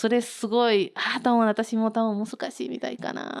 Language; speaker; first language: Japanese; non-native, learner; Spanish